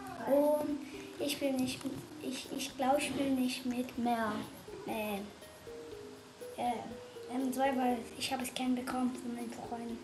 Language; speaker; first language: German; non-native, learner; Portuguese